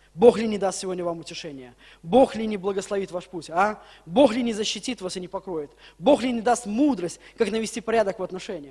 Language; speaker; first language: Russian; native; Russian